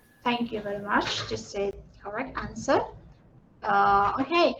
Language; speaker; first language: English; non-native, fluent; Vietnamese